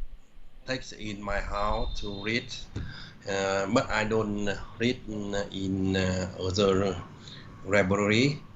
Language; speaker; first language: English; non-native, learner; Vietnamese